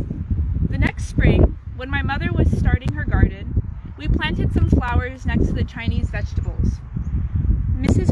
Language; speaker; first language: English; native; English